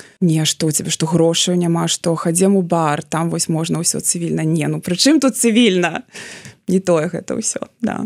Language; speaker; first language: Belarusian; non-native, local second language; Russian